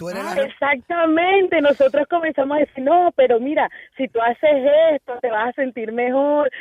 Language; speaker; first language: Spanish; native; Spanish